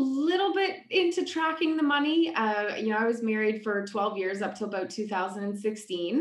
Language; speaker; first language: English; native; English